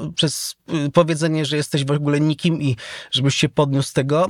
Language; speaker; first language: Polish; native; Polish